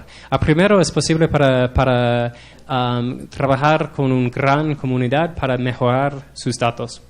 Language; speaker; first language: Spanish; non-native, learner; English